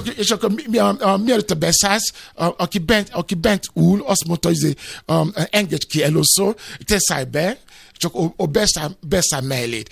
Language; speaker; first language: Hungarian; non-native, fluent; Yoruba